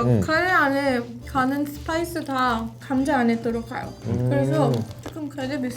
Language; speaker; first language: Korean; non-native, fluent; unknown